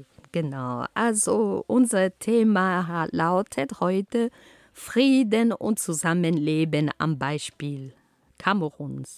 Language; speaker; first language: German; non-native, fluent; Ghomala